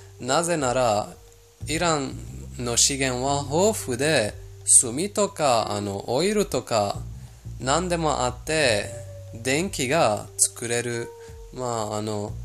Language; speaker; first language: Japanese; non-native, fluent; Persian